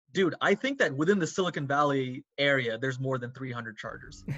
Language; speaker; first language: English; non-native, local second language; Tamil